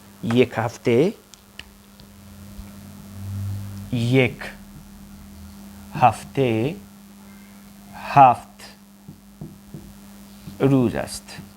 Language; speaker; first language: Persian; non-native, fluent; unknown